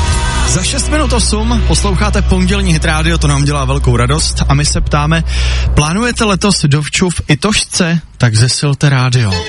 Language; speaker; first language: Czech; native; Czech